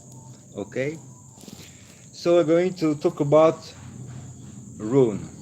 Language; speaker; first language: English; non-native, learner; French